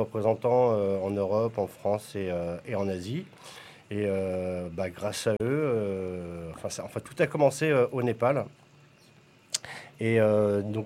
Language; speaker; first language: French; native; French